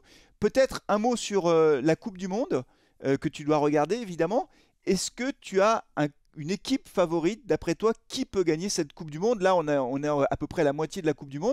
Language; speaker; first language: French; native; French